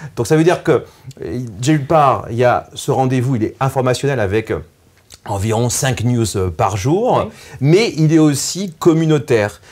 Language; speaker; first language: French; native; French